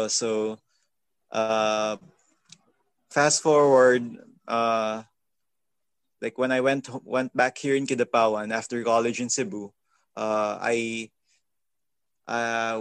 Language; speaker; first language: English; non-native, local second language; Filipino